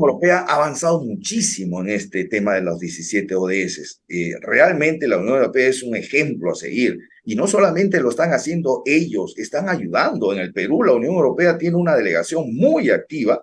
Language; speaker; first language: Spanish; native; Spanish